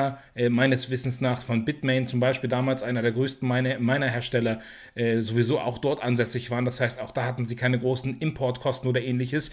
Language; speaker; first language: German; native; German